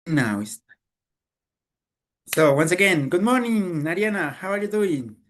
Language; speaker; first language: English; non-native, fluent; Spanish